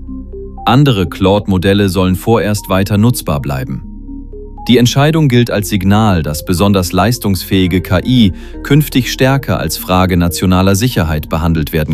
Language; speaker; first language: German; native; German